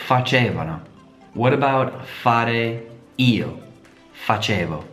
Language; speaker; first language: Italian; non-native, fluent; English